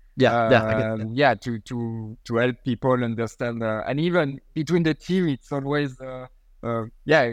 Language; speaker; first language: English; non-native, fluent; French